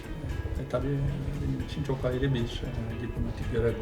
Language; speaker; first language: Turkish; non-native, fluent; French